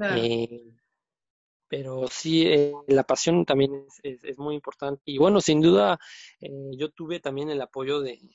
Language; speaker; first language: Spanish; native; Spanish